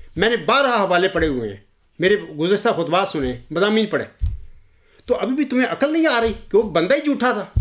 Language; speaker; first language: Urdu; non-native, local second language; Punjabi